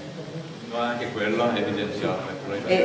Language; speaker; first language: Italian; native; Italian